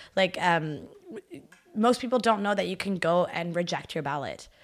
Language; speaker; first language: English; non-native, fluent; French